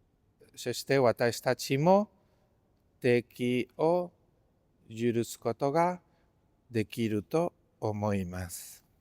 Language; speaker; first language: Japanese; non-native, fluent; Spanish